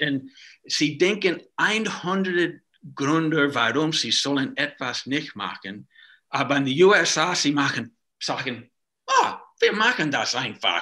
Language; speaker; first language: German; non-native, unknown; English